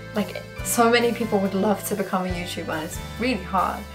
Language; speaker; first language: English; native; English